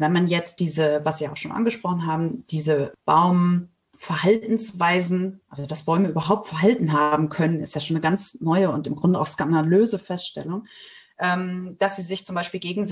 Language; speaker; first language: German; native; German